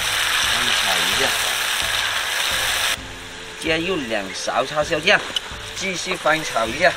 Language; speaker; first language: Chinese; native; Chinese